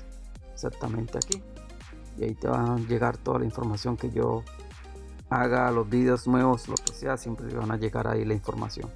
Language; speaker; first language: Spanish; native; Spanish